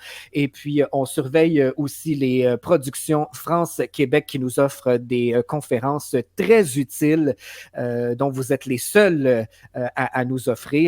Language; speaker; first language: French; native; French